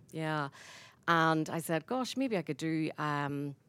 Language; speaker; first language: English; native; English